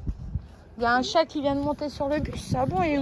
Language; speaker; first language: French; native; French